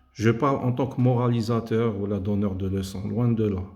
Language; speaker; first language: French; non-native, local second language; Arabic